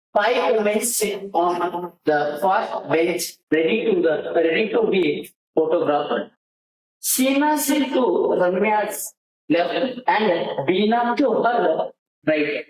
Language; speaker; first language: English; non-native, local second language; Kannada